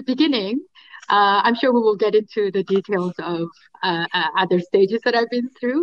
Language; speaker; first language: English; non-native, fluent; Korean